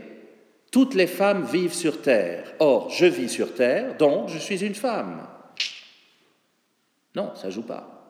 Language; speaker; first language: French; native; French